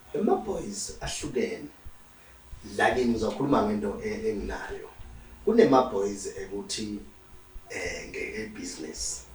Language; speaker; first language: Zulu; native; Zulu